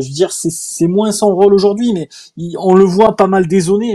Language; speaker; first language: French; native; French